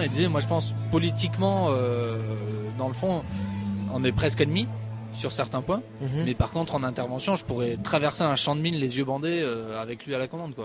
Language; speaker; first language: French; native; French